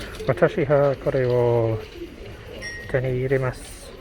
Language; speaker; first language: Japanese; non-native, learner; English